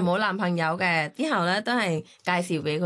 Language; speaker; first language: Cantonese; non-native, learner; Thai